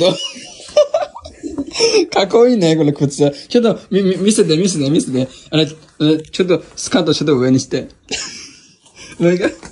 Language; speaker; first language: Japanese; non-native, fluent; Chinese